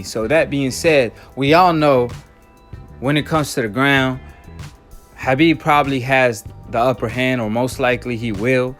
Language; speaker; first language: English; native; English